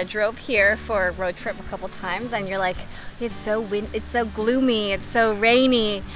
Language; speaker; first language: English; native; English